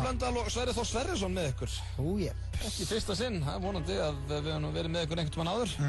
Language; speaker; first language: Icelandic; native; Icelandic